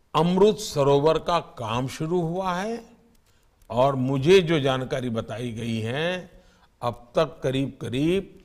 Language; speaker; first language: Hindi; non-native, local second language; Gujarati